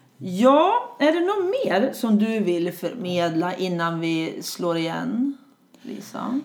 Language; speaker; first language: Swedish; native; Swedish